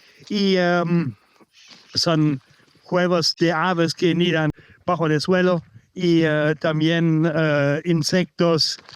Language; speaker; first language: Spanish; non-native, learner; German